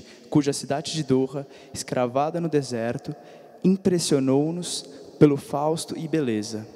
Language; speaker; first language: Portuguese; native; Portuguese